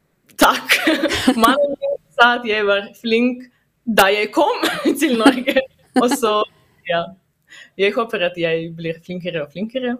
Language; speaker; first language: Norwegian; non-native, learner; Russian